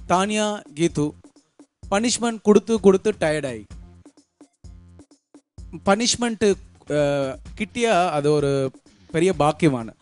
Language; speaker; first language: Malayalam; non-native, local second language; Tamil